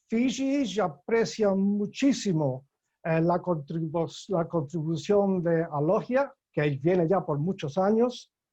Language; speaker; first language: Spanish; non-native, fluent; English